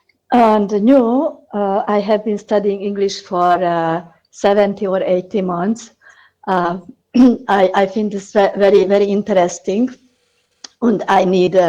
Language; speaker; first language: English; non-native, learner; Hungarian